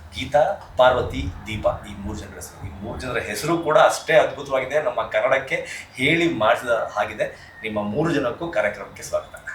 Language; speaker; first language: Kannada; native; Kannada